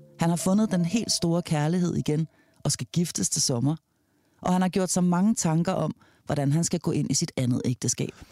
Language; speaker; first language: Danish; native; Danish